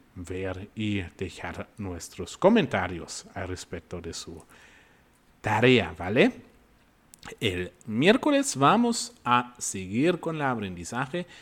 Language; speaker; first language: Spanish; non-native, fluent; German